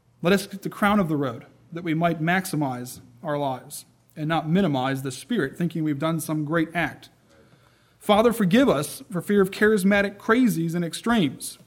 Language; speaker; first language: English; native; English